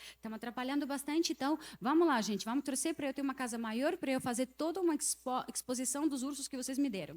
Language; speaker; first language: Portuguese; non-native, fluent; Russian